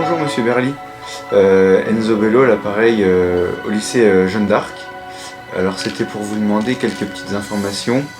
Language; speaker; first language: French; native; French